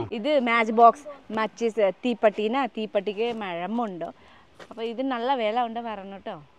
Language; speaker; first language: Malayalam; non-native, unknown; Nepali